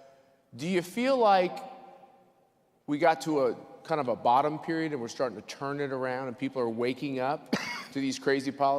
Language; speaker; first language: English; native; English